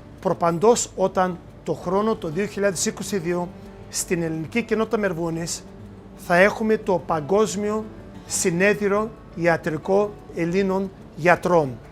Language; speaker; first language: Greek; early bilingual, heritage; Greek